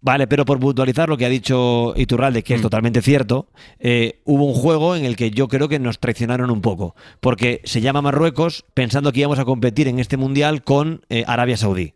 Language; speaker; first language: Spanish; non-native, fluent; Arabic